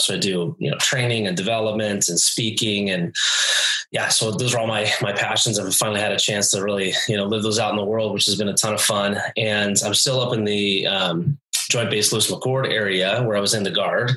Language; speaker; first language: English; native; English